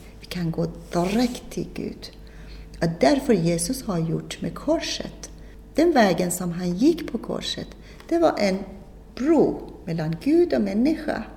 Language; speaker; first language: Swedish; non-native, fluent; Persian